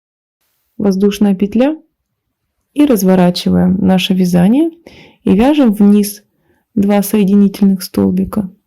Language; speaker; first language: Russian; native; Russian